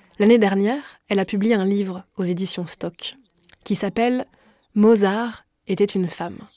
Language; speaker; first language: French; native; French